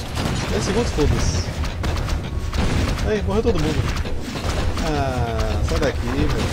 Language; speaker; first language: Portuguese; native; Portuguese